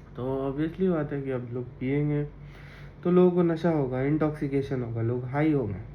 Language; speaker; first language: Hindi; non-native, local second language; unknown